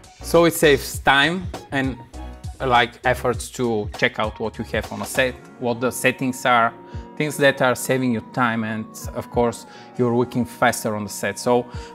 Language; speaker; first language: English; non-native, fluent; Bulgarian